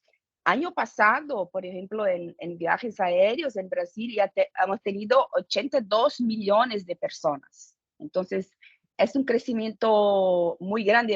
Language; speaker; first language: Spanish; non-native, fluent; Portuguese